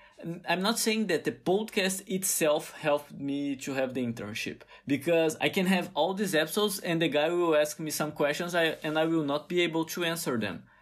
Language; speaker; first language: English; non-native, fluent; Portuguese